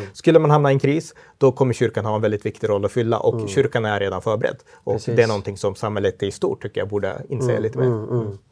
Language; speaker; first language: Swedish; native; Swedish